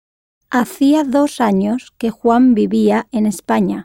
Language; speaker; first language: Spanish; non-native, learner; English